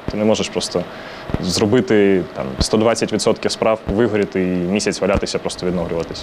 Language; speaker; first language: Ukrainian; non-native, local second language; Russian